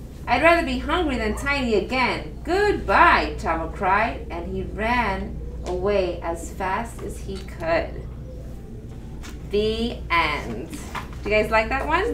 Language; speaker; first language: English; early bilingual, other home language; Spanish